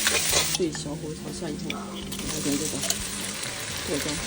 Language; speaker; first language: Chinese; native; Chinese